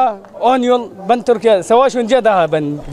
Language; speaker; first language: Turkish; non-native, learner; Arabic